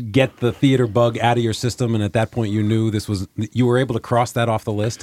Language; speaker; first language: English; native; English